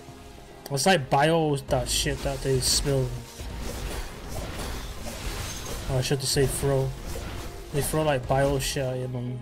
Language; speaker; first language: English; native; English